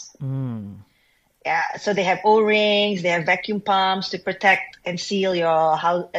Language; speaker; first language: English; non-native, local second language; Malay